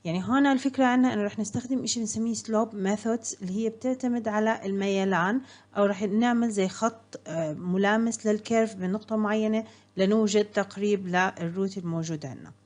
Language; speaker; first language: Arabic; native; Arabic